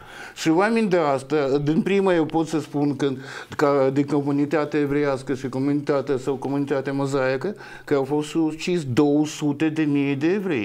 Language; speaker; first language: Romanian; non-native, local second language; Russian